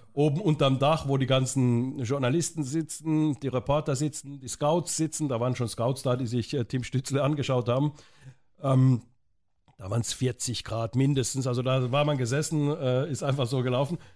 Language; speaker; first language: German; native; German